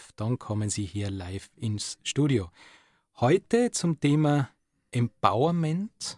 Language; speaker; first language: German; native; German